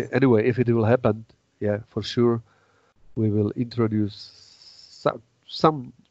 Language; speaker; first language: English; non-native, fluent; Czech